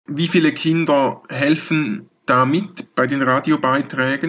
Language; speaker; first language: German; native; German